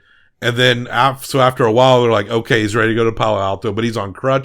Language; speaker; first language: English; native; English